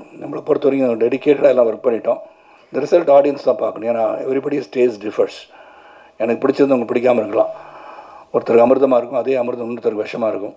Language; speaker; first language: Tamil; native; Tamil